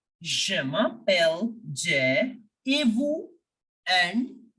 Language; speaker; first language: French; non-native, fluent; Hindi